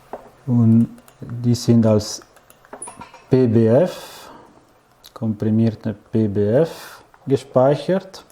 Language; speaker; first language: German; non-native, fluent; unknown